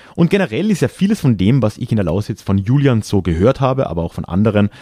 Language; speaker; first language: German; native; German